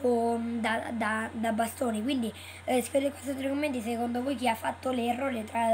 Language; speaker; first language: Italian; native; Italian